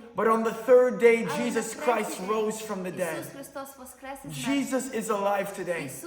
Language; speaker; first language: English; native; English